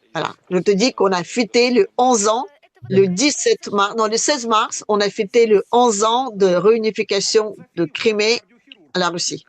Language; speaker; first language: French; non-native, fluent; Russian